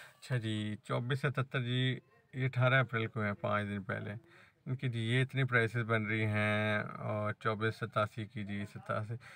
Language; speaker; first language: Urdu; native; Urdu